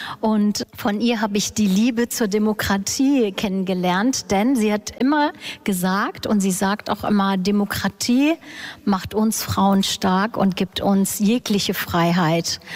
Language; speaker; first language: German; early bilingual, other home language; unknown